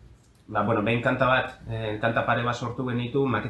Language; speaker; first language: Basque; native; Basque